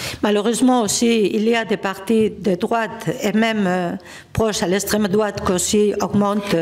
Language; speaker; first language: French; non-native, fluent; Spanish